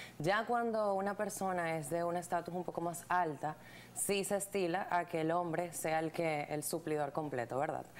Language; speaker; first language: Spanish; native; Spanish